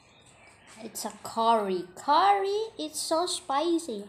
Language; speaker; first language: English; non-native, local second language; Filipino